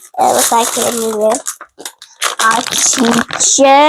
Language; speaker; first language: Albanian; early bilingual, heritage; Albanian